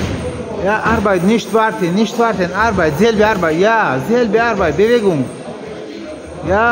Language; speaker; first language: German; non-native, learner; Russian